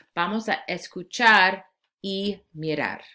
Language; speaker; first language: Spanish; non-native, fluent; English